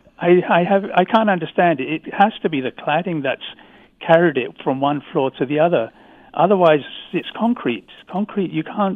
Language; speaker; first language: English; native; English